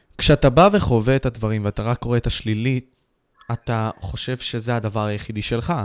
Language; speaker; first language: Hebrew; native; Hebrew